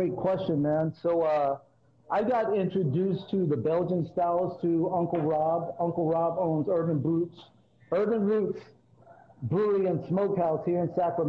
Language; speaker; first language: English; native; English